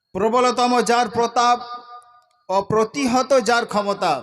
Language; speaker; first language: Bangla; native; Bangla